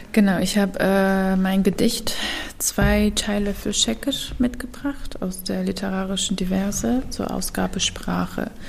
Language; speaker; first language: German; early bilingual, other home language; Kurdish